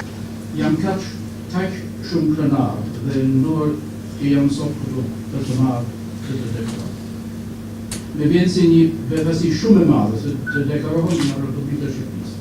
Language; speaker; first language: Albanian; non-native, fluent; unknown